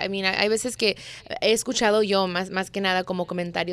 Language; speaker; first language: Spanish; early bilingual, heritage; Spanish